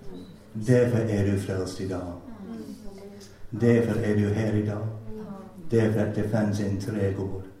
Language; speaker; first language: Swedish; non-native, fluent; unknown